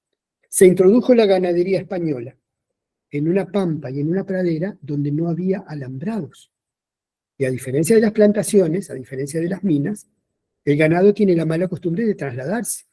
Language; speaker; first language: Spanish; native; Spanish